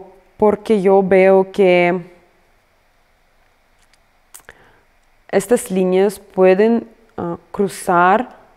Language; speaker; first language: Spanish; non-native, fluent; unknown